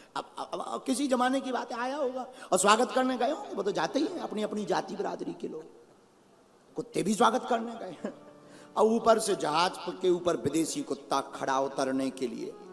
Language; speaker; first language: Hindi; native; Hindi